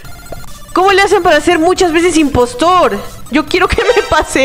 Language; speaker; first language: Spanish; native; Spanish